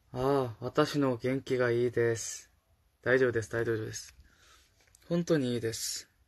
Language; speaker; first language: Japanese; non-native, learner; Korean